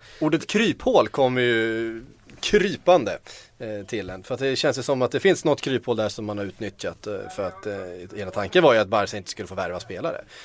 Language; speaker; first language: Swedish; native; Swedish